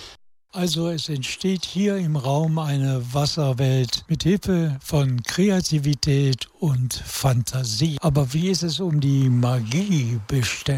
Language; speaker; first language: German; native; German